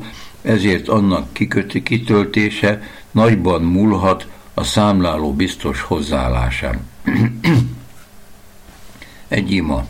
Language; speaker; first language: Hungarian; native; Hungarian